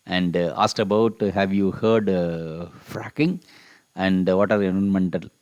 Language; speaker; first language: English; non-native, local second language; Tamil